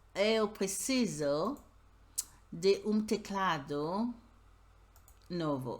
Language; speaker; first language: Portuguese; non-native, learner; French